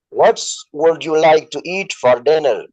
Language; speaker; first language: English; non-native, learner; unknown